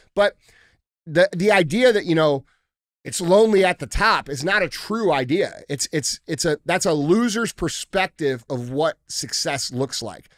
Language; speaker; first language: English; native; English